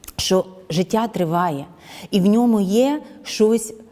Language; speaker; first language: Ukrainian; native; Ukrainian